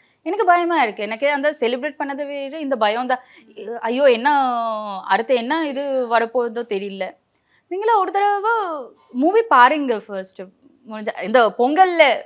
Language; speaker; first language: Tamil; non-native, local second language; Bangla